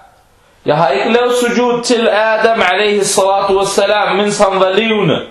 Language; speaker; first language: Danish; non-native, fluent; Arabic